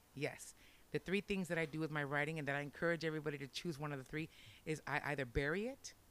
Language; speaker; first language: English; early bilingual, other home language; Spanish